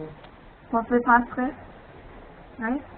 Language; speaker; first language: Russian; non-native, learner; English